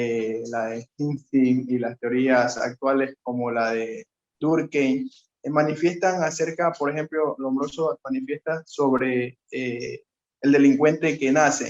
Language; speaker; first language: Spanish; native; Spanish